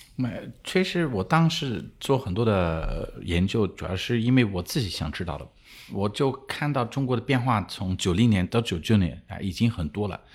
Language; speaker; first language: Chinese; non-native, fluent; English